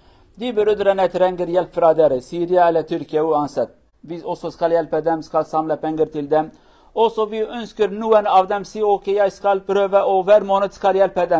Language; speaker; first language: Swedish; non-native, learner; Kurdish